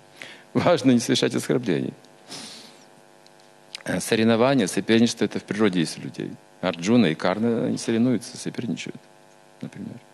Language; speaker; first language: Russian; native; Russian